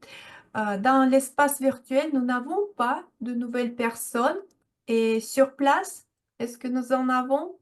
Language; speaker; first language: French; non-native, fluent; Russian